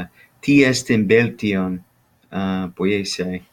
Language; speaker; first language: Greek; non-native, learner; English